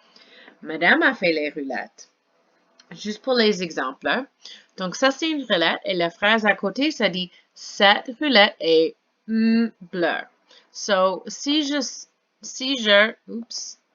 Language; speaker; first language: French; non-native, fluent; English